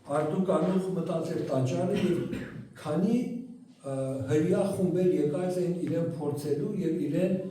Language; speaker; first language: Armenian; early bilingual, heritage; Armenian